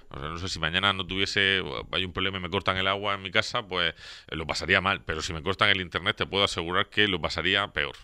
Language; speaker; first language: Spanish; native; Spanish